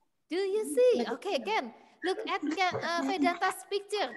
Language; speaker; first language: English; non-native, fluent; Indonesian